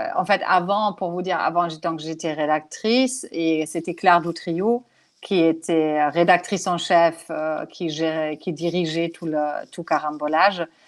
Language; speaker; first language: French; non-native, fluent; German